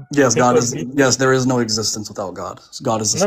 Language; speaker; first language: English; early bilingual, heritage; Punjabi